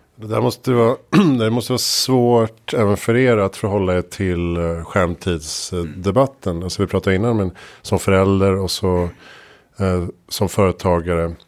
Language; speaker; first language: Swedish; native; Swedish